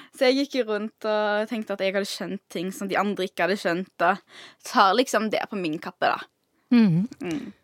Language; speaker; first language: Norwegian; early bilingual, other home language; Arabic